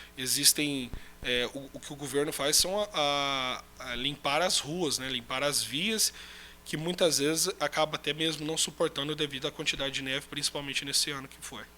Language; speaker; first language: Portuguese; native; Portuguese